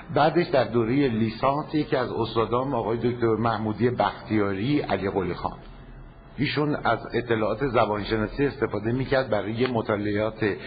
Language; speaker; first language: Persian; non-native, fluent; German